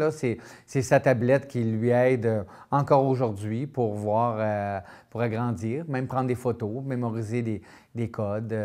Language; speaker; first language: French; native; French